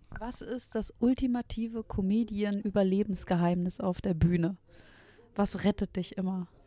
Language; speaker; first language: German; native; German